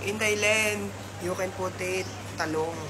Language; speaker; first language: English; non-native, learner; Thai